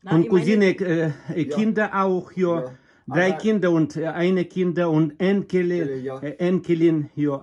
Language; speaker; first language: German; non-native, learner; Russian